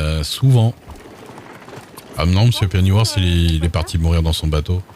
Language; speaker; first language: French; native; French